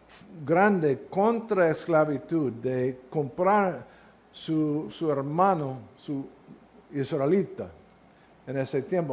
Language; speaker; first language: Spanish; non-native, learner; English